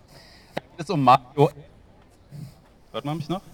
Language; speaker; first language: German; native; German